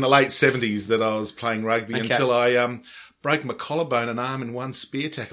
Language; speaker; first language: English; native; English